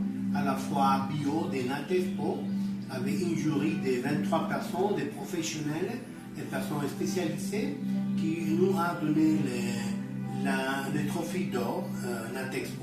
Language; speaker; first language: French; non-native, learner; Spanish